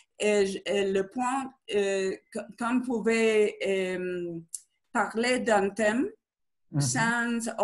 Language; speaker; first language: French; non-native, learner; Spanish